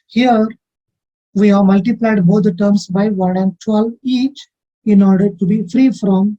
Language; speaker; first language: English; non-native, local second language; Kannada